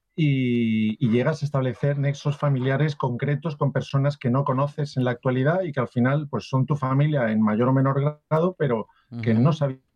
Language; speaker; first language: Spanish; native; Spanish